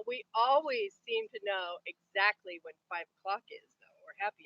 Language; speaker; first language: English; native; English